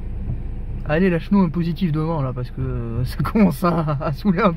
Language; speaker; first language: French; native; French